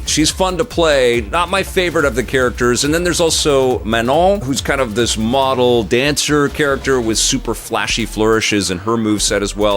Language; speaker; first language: English; native; English